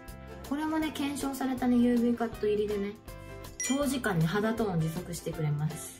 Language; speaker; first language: Japanese; native; Japanese